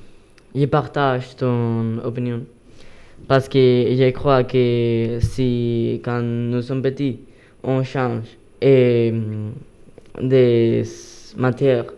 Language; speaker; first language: French; non-native, learner; Spanish